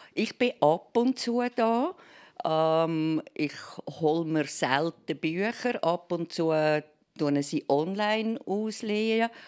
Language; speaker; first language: German; native; German